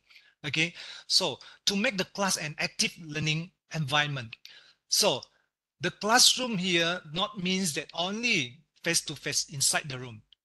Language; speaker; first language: English; non-native, local second language; Malay